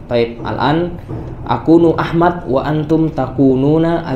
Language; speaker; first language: Arabic; non-native, learner; Indonesian